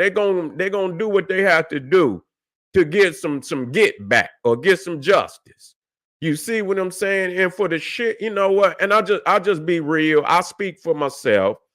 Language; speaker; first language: English; native; English